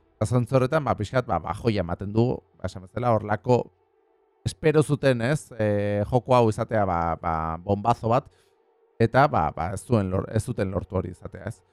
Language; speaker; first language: Basque; non-native, local second language; Spanish